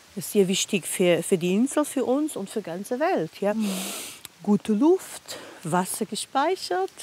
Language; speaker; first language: German; non-native, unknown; Portuguese